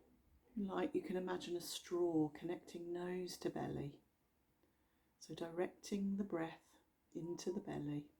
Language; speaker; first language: English; native; English